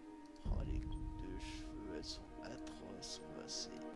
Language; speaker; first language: French; native; French